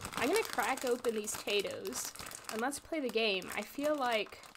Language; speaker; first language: English; native; English